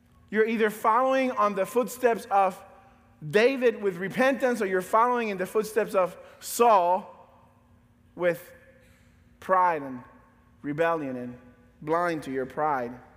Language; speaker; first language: English; native; English